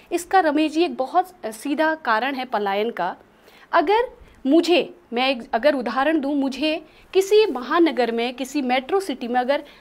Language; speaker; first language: Hindi; native; Hindi